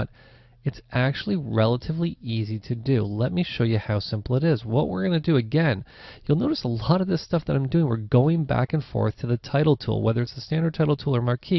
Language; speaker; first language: English; native; English